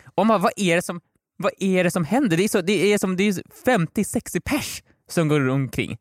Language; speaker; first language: Swedish; native; Swedish